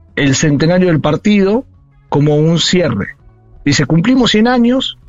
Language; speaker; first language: Spanish; native; Spanish